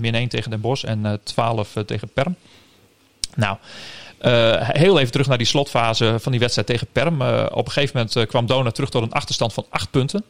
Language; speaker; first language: Dutch; native; Dutch